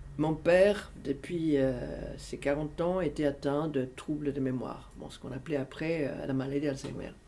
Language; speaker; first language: French; non-native, fluent; Spanish